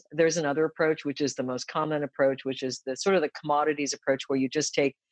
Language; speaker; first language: English; early bilingual, other home language; Japanese